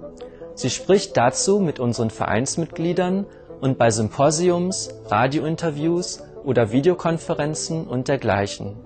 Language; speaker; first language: German; native; German